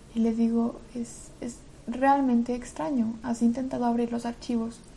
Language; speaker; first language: Spanish; early bilingual, other home language; Russian